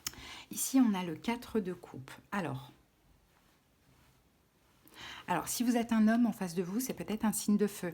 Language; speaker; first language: French; native; French